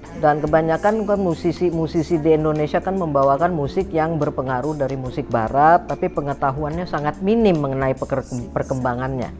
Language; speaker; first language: Indonesian; native; Indonesian